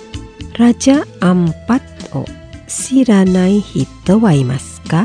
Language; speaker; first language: Japanese; non-native, fluent; Indonesian